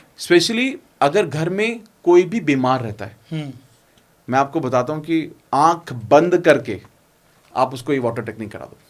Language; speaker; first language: Hindi; native; Hindi